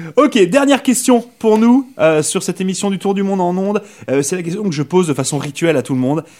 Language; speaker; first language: French; native; French